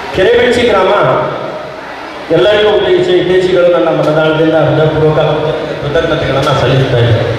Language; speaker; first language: Kannada; non-native, local second language; Urdu